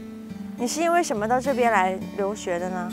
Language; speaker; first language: Chinese; native; Chinese